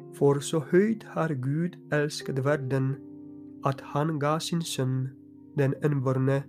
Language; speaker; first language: Norwegian; non-native, fluent; Polish